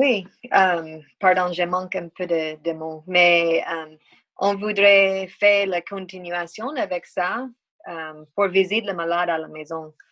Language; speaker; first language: French; non-native, learner; English